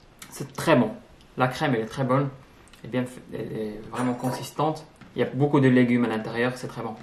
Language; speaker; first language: French; non-native, local second language; Arabic